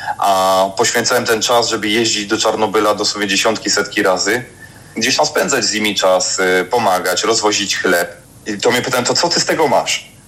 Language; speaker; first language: Polish; native; Polish